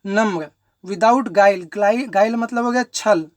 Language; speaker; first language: Hindi; non-native, local second language; Bangla